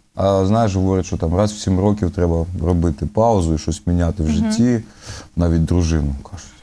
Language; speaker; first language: Ukrainian; native; Ukrainian